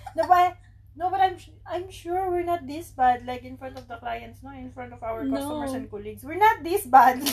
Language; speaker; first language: English; non-native, local second language; Filipino